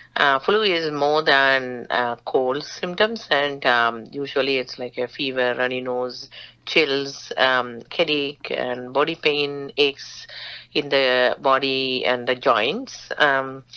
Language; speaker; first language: English; non-native, local second language; Tamil